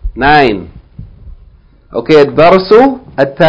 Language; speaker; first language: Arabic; non-native, fluent; English